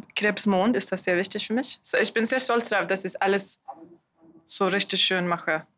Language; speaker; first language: German; non-native, learner; Swedish